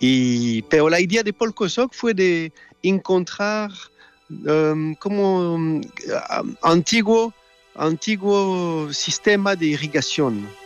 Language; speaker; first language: Spanish; non-native, fluent; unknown